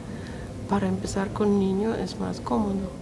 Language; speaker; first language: Spanish; non-native, learner; Russian